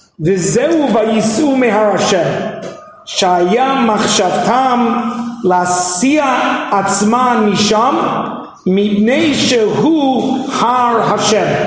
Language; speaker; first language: Hebrew; non-native, fluent; English